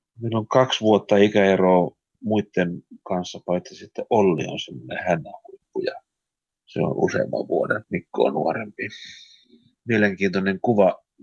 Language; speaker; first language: Finnish; early bilingual, heritage; Finnish